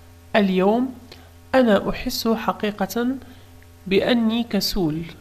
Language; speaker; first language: Arabic; native; Arabic